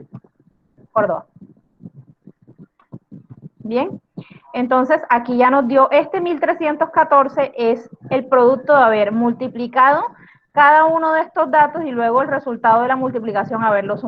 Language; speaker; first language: Spanish; native; Spanish